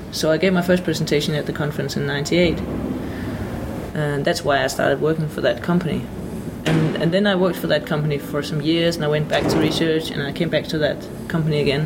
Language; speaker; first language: English; non-native, fluent; Danish